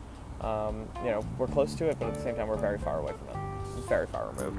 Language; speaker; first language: English; native; English